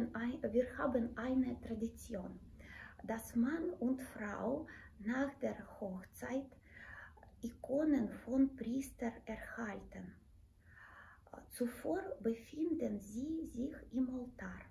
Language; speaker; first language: German; non-native, fluent; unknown